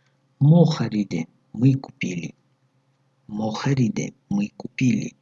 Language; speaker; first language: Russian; non-native, local second language; Tajik